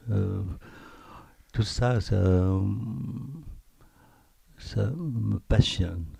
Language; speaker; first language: French; non-native, fluent; Korean